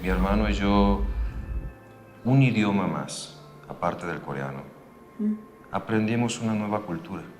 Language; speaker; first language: Spanish; early bilingual, other home language; Korean